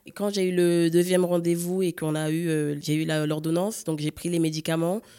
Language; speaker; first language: French; native; French